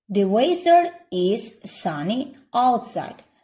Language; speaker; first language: English; non-native, learner; Azerbaijani